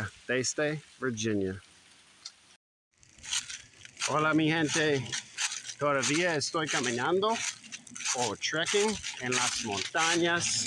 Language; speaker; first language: Spanish; non-native, learner; English